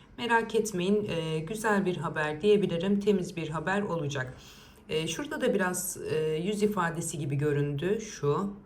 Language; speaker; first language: Turkish; native; Turkish